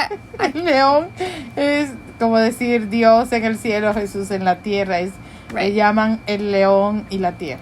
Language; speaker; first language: Spanish; early bilingual, heritage; Spanish